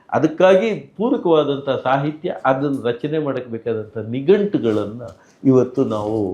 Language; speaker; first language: Kannada; native; Kannada